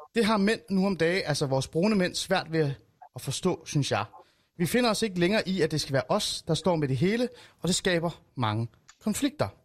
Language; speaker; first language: Danish; early bilingual, other home language; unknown